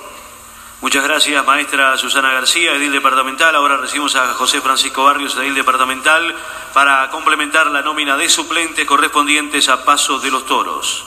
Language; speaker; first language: Spanish; native; Spanish